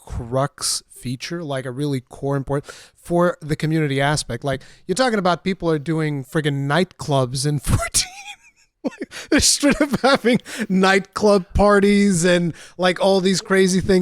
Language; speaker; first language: English; native; English